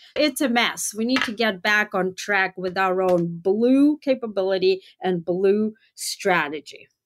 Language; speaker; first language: English; non-native, fluent; Russian